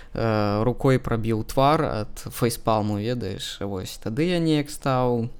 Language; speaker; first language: Belarusian; non-native, local second language; Russian